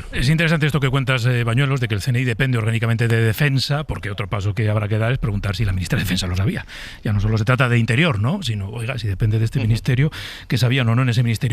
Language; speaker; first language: Spanish; native; Spanish